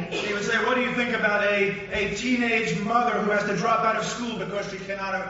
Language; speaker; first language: English; native; English